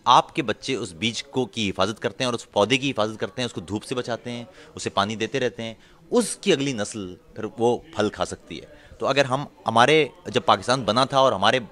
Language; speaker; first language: Urdu; non-native, local second language; Punjabi